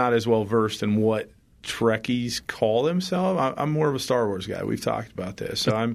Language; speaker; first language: English; native; English